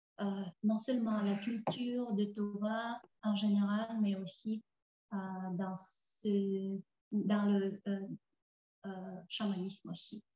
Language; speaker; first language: French; non-native, fluent; Tuvinian